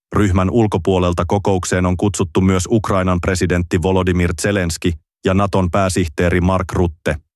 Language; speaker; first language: Finnish; native; Finnish